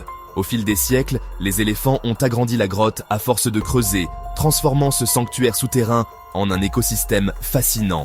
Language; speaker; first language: French; native; French